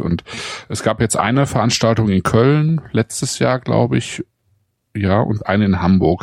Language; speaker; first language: German; native; German